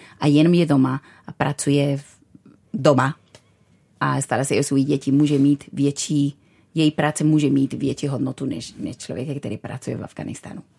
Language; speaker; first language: Czech; non-native, fluent; Spanish